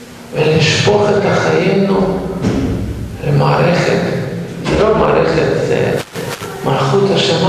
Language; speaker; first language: Hebrew; non-native, fluent; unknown